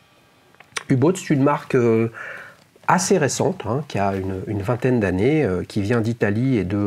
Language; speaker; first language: French; native; French